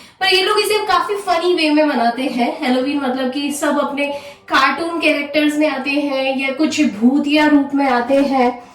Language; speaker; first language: Hindi; native; Hindi